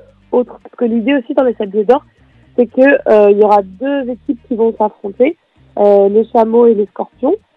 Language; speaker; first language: French; native; French